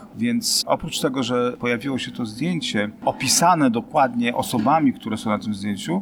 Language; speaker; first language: Polish; native; Polish